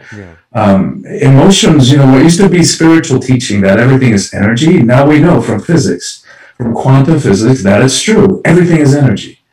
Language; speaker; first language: English; early bilingual, other home language; Spanish